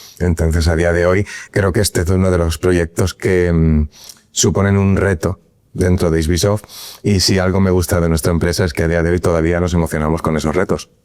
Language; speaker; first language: Spanish; native; Spanish